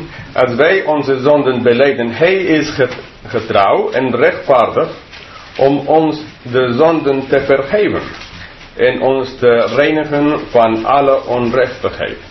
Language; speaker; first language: Dutch; non-native, fluent; English